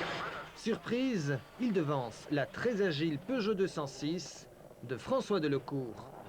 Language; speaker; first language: French; native; French